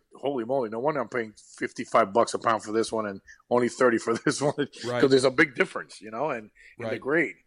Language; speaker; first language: English; early bilingual, other home language; Spanish